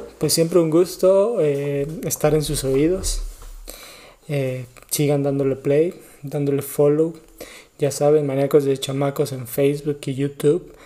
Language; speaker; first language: Spanish; native; Spanish